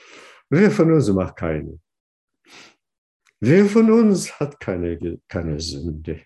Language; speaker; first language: German; non-native, fluent; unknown